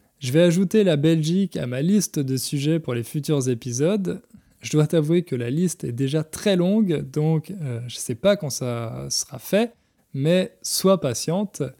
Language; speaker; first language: French; native; French